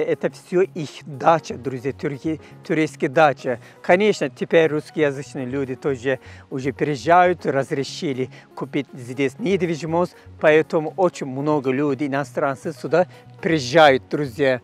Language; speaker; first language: Russian; non-native, fluent; Turkish